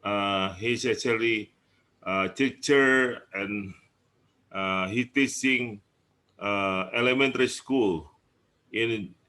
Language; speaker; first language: English; non-native, learner; Indonesian